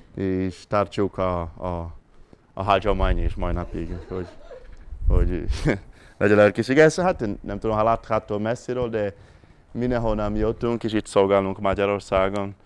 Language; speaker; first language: Hungarian; non-native, fluent; Portuguese